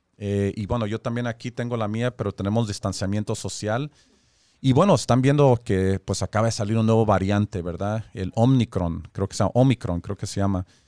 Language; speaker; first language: Spanish; early bilingual, heritage; Spanish